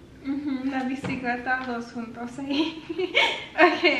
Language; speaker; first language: Spanish; early bilingual, heritage; Spanish